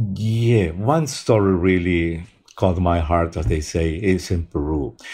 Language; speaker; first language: English; non-native, fluent; Spanish